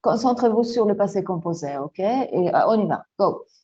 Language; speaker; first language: French; non-native, fluent; Spanish